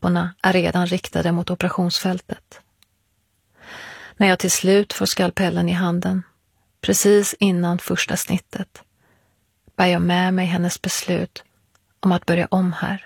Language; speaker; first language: Swedish; early bilingual, other home language; Persian